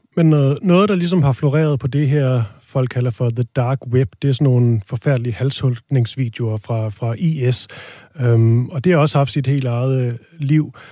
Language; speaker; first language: Danish; native; Danish